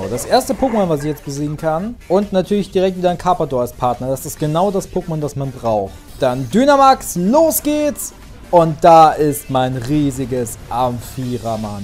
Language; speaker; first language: German; native; German